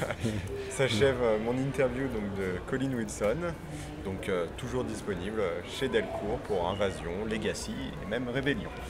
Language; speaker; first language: French; native; French